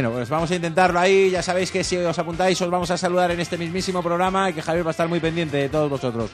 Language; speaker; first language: Spanish; native; Spanish